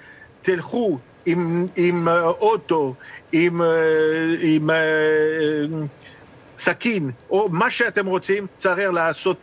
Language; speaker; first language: Hebrew; non-native, fluent; French